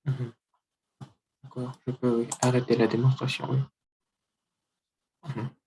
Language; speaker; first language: French; non-native, learner; Russian